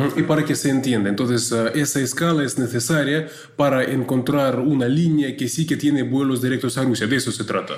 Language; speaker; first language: Spanish; non-native, fluent; Russian